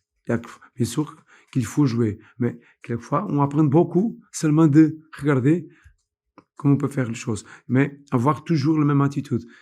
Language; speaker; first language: French; non-native, fluent; Portuguese